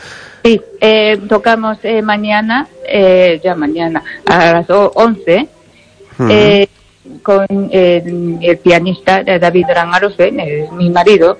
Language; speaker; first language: Spanish; non-native, learner; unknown